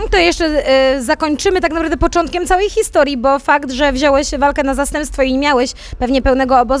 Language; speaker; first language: Polish; native; Polish